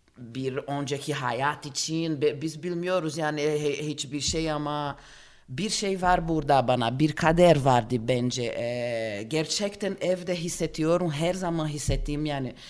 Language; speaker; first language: Turkish; non-native, learner; Portuguese